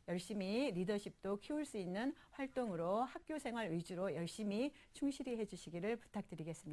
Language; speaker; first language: Korean; native; Korean